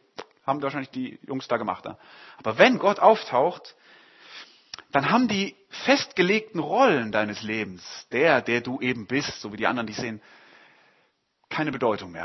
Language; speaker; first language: German; native; German